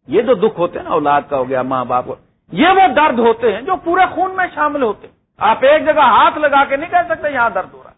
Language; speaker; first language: Urdu; non-native, local second language; Punjabi